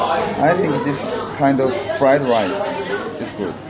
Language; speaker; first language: English; non-native, learner; Korean